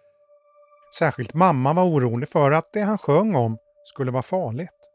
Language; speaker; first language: Swedish; native; Swedish